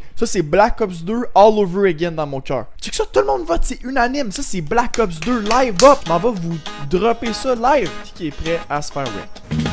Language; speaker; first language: French; native; French